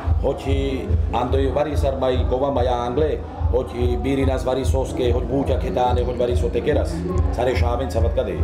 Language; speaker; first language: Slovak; non-native, local second language; Romany